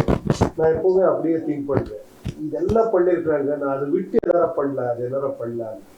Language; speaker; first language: Tamil; non-native, learner; Kannada